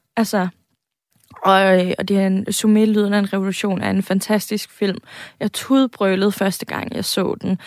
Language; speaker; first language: Danish; native; Danish